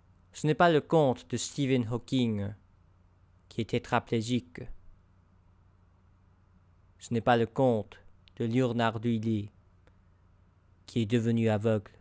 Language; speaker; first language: French; non-native, learner; English